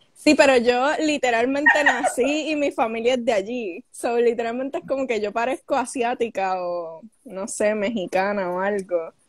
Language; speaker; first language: Spanish; early bilingual, other home language; English